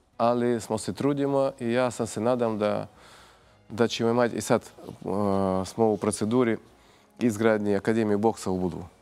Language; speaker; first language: Croatian; non-native, fluent; Russian